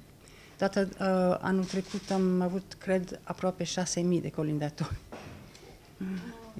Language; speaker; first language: Romanian; non-native, fluent; English